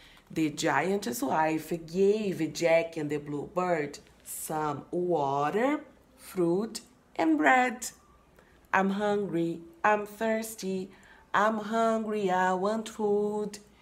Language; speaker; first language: English; non-native, fluent; Portuguese